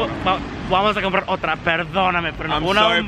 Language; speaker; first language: Spanish; native; Spanish